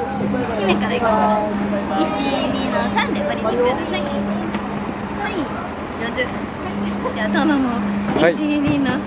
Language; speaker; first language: Japanese; native; Japanese